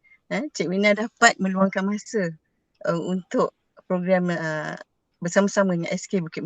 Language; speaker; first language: Malay; native; Malay